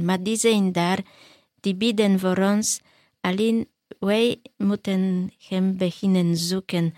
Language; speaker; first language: Dutch; non-native, learner; Polish